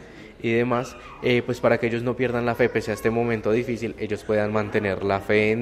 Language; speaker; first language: Spanish; native; Spanish